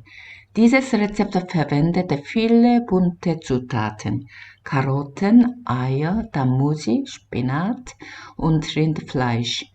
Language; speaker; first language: German; non-native, fluent; Korean